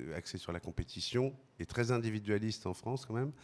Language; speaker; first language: French; native; French